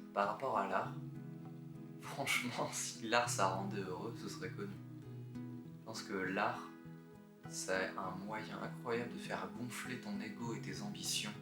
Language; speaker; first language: French; native; French